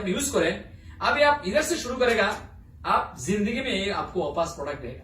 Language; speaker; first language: Hindi; non-native, learner; Bangla